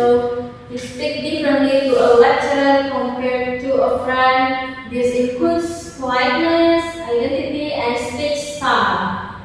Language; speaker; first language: English; non-native, fluent; Indonesian